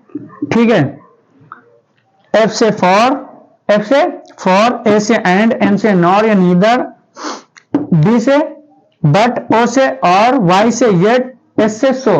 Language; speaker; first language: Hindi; native; Hindi